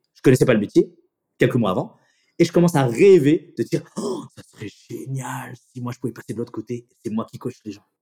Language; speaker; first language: French; native; French